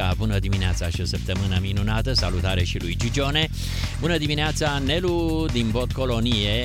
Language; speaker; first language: Romanian; native; Romanian